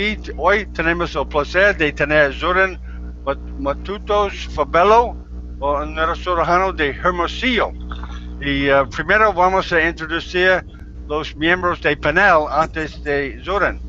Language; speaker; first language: Spanish; non-native, learner; English